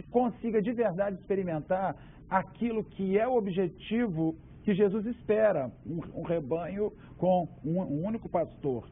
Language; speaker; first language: Portuguese; native; Portuguese